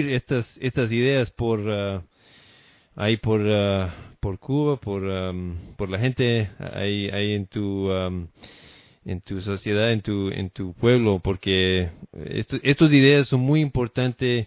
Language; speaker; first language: Spanish; non-native, fluent; English